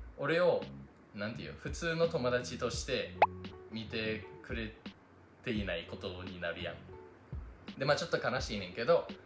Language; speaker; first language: Japanese; non-native, fluent; English